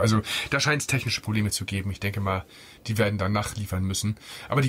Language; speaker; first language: German; native; German